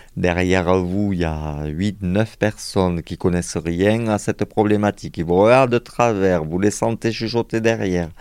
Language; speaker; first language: French; native; French